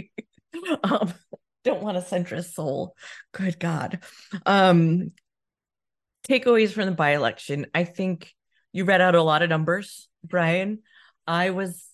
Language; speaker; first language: English; native; English